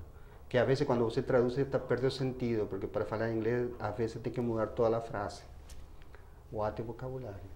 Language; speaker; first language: Portuguese; non-native, fluent; Spanish